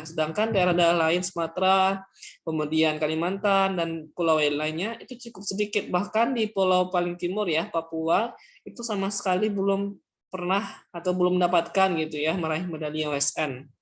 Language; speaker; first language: Indonesian; non-native, local second language; Minangkabau